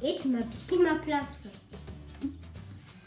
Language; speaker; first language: French; native; French